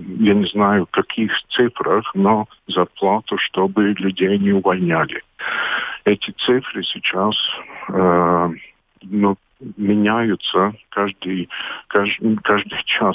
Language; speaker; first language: Russian; non-native, local second language; Latvian